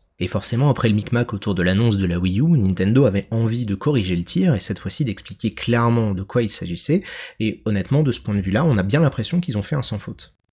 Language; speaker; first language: French; native; French